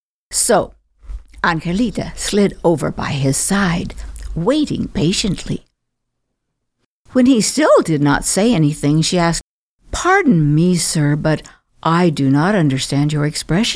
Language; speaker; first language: English; native; English